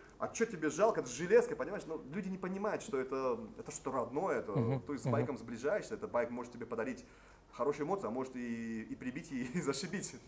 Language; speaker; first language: Russian; non-native, local second language; Tajik